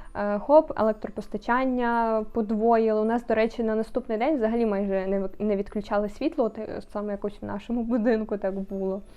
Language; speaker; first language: Ukrainian; non-native, local second language; Russian